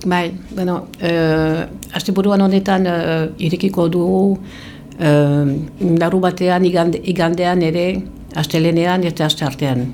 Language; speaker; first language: Basque; non-native, local second language; French